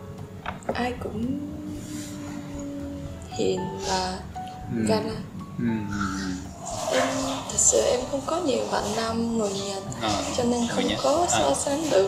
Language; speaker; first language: Vietnamese; non-native, fluent; Japanese